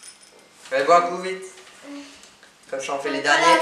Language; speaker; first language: French; native; French